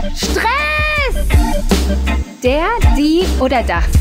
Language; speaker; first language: German; non-native, fluent; Spanish